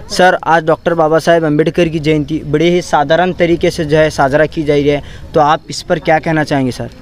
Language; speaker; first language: Hindi; non-native, local second language; Marathi